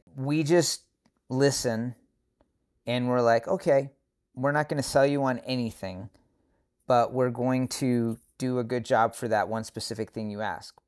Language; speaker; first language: English; native; English